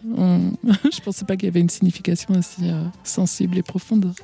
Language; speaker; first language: French; native; French